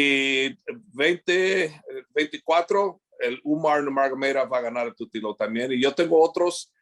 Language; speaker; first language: Spanish; early bilingual, heritage; English